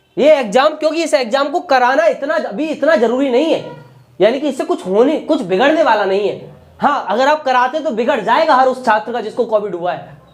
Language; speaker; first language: Hindi; native; Hindi